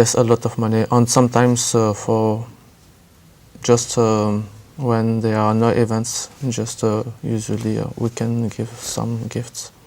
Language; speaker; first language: English; non-native, learner; French